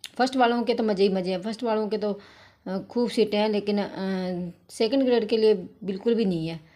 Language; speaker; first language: Hindi; native; Hindi